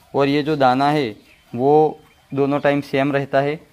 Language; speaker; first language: Hindi; non-native, local second language; Gujarati